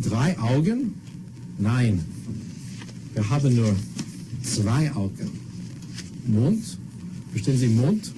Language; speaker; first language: German; non-native, fluent; English